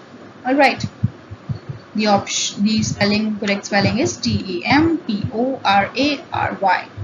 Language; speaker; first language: English; non-native, local second language; Hindi